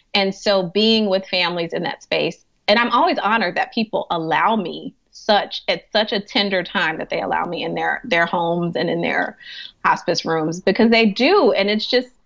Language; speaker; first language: English; native; English